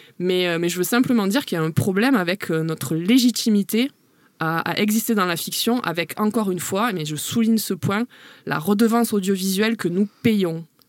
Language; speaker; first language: French; native; French